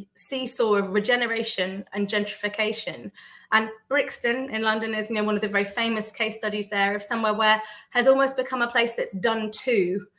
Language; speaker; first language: English; native; English